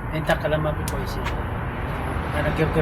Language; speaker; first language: Arabic; non-native, learner; Filipino